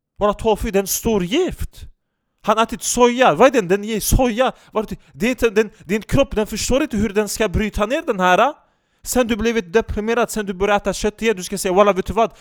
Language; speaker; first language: Swedish; non-native, fluent; Turkish